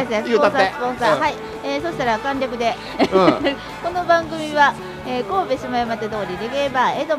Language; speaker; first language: Japanese; native; Japanese